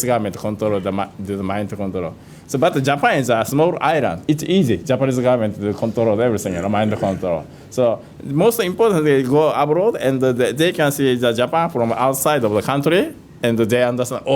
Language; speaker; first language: English; non-native, fluent; Japanese